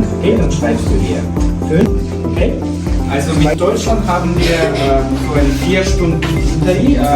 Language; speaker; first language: German; non-native, fluent; Kyrgyz